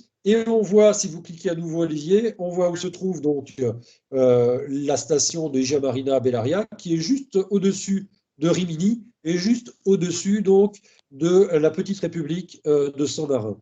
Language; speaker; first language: French; native; French